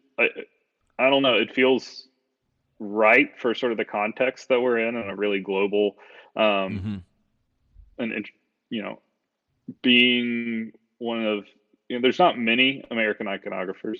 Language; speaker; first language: English; native; English